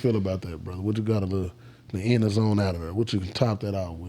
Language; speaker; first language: English; native; English